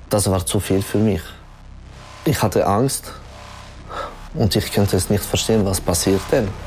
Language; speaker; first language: German; non-native, local second language; French